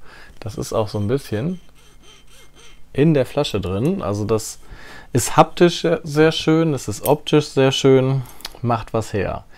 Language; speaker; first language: German; native; German